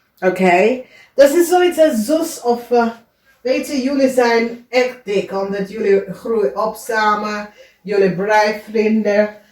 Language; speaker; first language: Dutch; non-native, learner; English